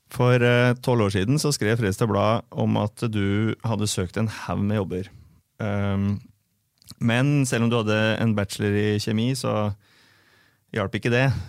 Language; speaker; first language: Norwegian; native; Norwegian